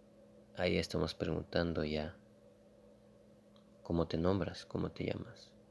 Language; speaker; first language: Spanish; non-native, local second language; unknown